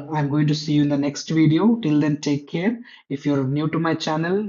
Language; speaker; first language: English; non-native, local second language; Kannada